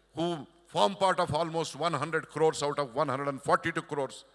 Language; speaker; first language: English; non-native, local second language; Telugu